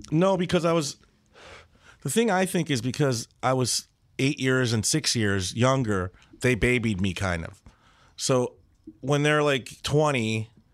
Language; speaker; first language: English; early bilingual, other home language; Spanish